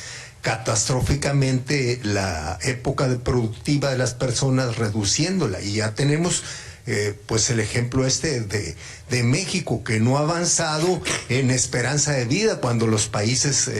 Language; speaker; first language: Spanish; native; Spanish